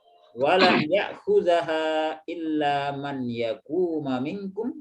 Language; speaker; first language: Arabic; non-native, fluent; Indonesian